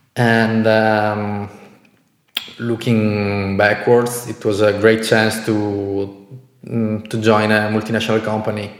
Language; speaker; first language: English; non-native, fluent; Italian